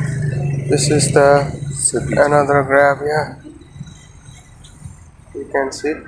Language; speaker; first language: English; non-native, learner; Nepali